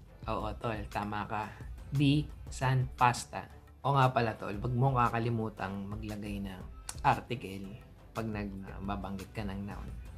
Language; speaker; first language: Filipino; native; Filipino